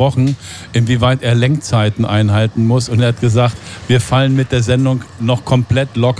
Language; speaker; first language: German; native; German